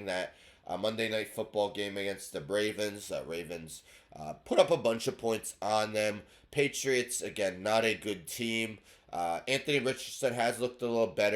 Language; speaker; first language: English; native; English